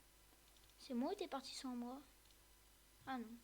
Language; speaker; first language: French; native; French